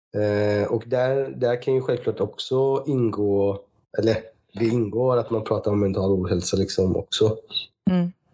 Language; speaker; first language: Swedish; early bilingual, other home language; Persian